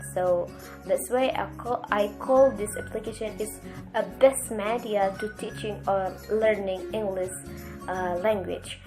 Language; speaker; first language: English; non-native, learner; Indonesian